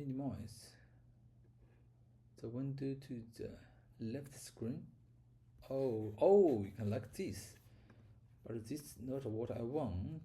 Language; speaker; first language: English; non-native, learner; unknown